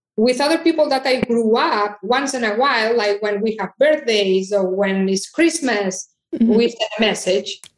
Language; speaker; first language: English; non-native, fluent; Catalan